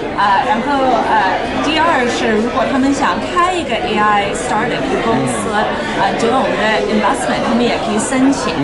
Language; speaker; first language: Chinese; early bilingual, heritage; Chinese